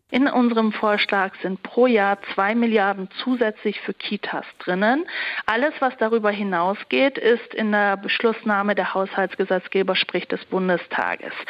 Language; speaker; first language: German; early bilingual, other home language; Turkish